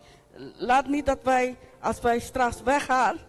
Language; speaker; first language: Dutch; non-native, local second language; Papiamento